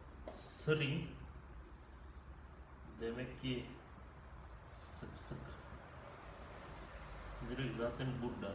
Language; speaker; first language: Turkish; non-native, fluent; Indonesian